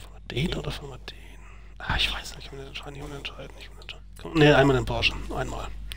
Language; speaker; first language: German; native; German